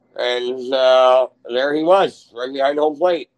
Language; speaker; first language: English; native; English